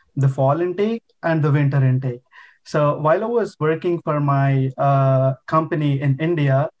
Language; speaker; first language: English; non-native, local second language; Telugu